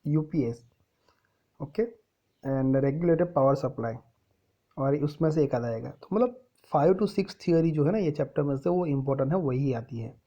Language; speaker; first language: Hindi; non-native, local second language; Gujarati